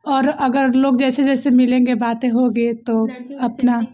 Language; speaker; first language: Hindi; native; Hindi